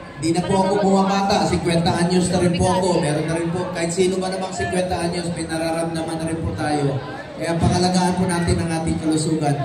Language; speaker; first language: Filipino; non-native, local second language; Cebuano